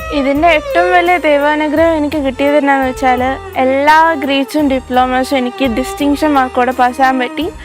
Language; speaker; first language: Malayalam; native; Malayalam